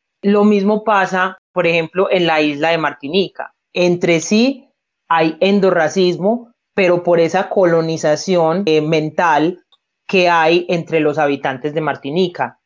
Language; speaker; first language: Spanish; native; Spanish